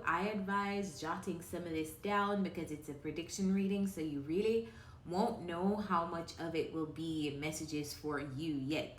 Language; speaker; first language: English; native; English